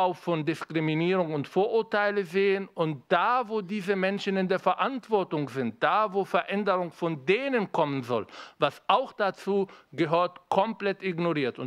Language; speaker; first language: German; non-native, fluent; Arabic